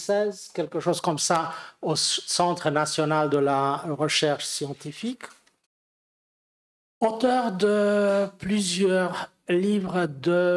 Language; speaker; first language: French; non-native, fluent; Romanian